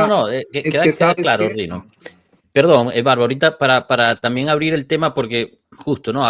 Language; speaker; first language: Spanish; native; Spanish